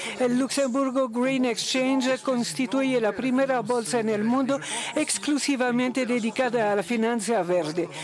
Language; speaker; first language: Spanish; non-native, learner; Luxembourgish